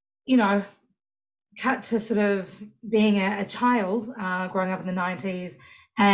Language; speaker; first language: English; native; English